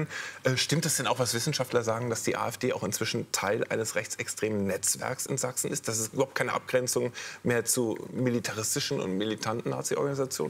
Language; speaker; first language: German; native; German